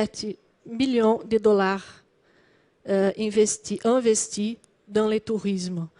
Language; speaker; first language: French; non-native, learner; Portuguese